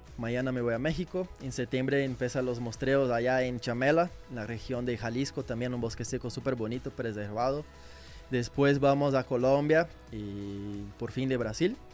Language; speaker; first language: Spanish; non-native, learner; Portuguese